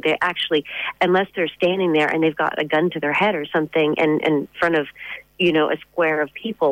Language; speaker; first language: English; native; English